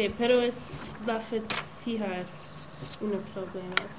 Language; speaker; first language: Spanish; non-native, learner; English